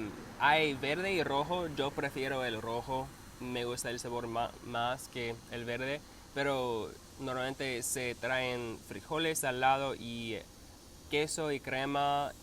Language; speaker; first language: Spanish; non-native, learner; English